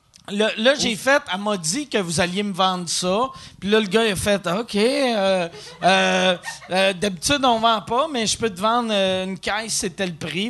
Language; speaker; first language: French; native; French